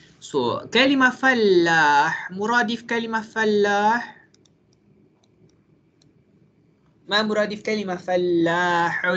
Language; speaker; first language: Arabic; non-native, fluent; Malay